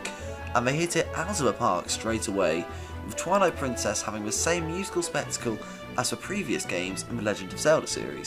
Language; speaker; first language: English; native; English